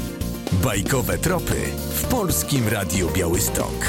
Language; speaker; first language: Polish; native; Polish